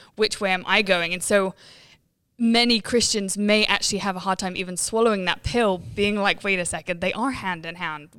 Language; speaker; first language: English; native; English